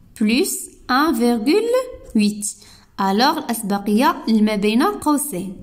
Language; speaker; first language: French; non-native, local second language; Arabic